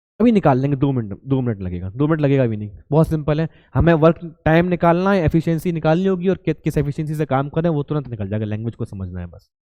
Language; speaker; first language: Hindi; native; Hindi